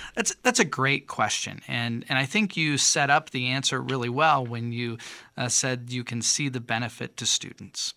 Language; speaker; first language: English; native; English